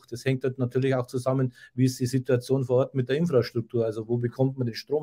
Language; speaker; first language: German; native; German